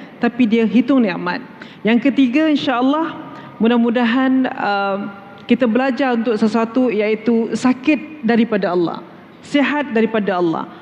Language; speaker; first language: Malay; native; Malay